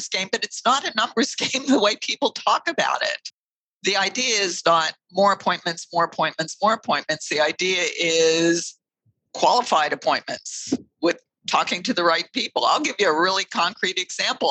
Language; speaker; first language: English; native; English